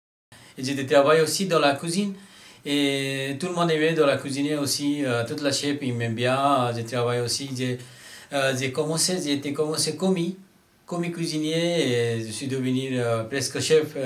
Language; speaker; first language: French; non-native, learner; Bangla